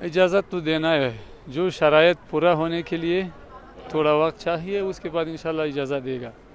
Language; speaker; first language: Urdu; non-native, learner; Pashto